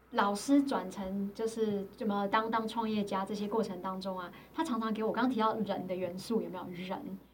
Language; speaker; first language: Chinese; native; Chinese